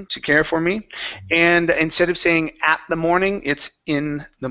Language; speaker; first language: English; native; English